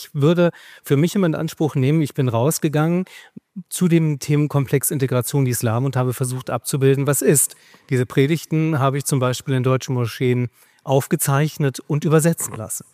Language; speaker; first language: German; native; German